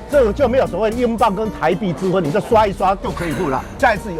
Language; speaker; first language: Chinese; native; Chinese